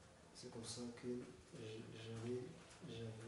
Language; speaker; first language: French; non-native, learner; Kinyarwanda